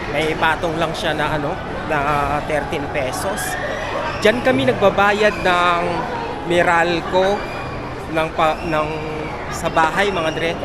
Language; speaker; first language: Filipino; native; Filipino